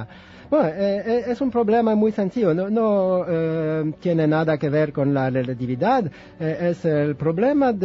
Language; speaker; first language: Spanish; non-native, fluent; French